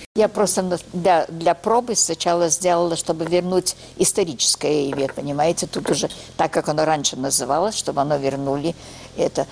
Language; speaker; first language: Russian; early bilingual, heritage; Russian